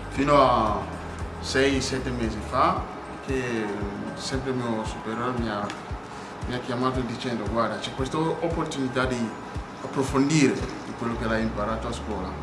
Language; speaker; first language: Italian; non-native, fluent; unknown